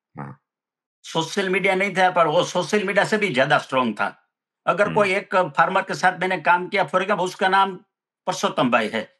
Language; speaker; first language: Hindi; non-native, local second language; Gujarati